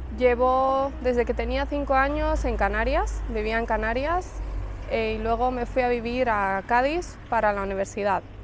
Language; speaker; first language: Spanish; early bilingual, other home language; Arabic